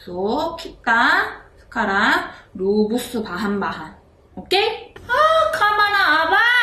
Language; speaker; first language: Korean; non-native, learner; Malay